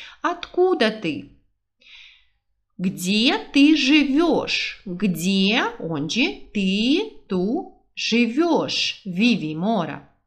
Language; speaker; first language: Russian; non-native, fluent; Portuguese